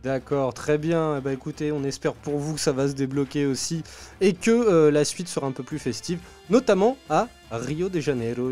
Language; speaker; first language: French; native; French